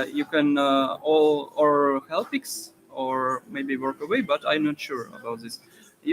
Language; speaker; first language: English; non-native, learner; Russian